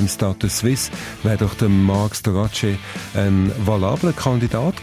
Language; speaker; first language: German; native; German